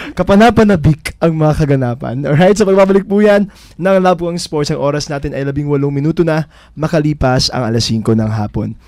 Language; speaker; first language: Filipino; native; Filipino